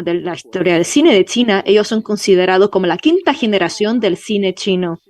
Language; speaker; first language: Spanish; non-native, fluent; Chinese